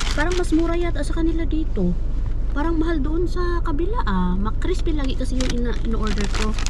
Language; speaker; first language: Filipino; non-native, local second language; Cebuano